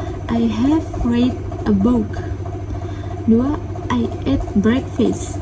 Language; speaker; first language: English; non-native, learner; Indonesian